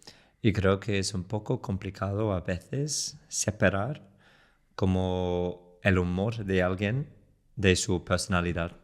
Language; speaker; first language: Spanish; non-native, fluent; English